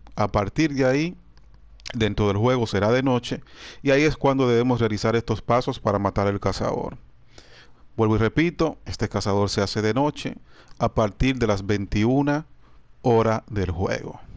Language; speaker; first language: Spanish; native; Spanish